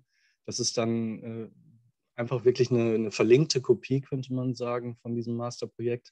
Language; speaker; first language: German; native; German